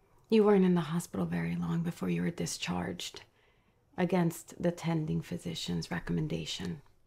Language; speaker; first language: English; native; English